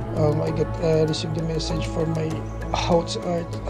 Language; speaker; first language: English; non-native, local second language; Filipino